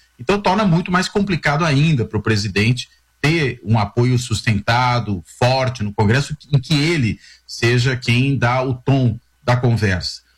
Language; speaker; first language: Portuguese; native; Portuguese